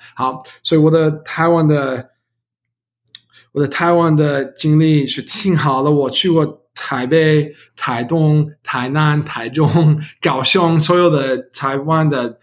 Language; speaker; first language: Chinese; non-native, learner; English